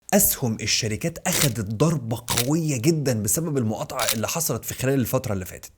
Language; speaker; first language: Arabic; native; Arabic